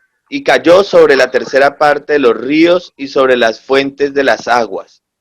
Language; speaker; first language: Spanish; native; Spanish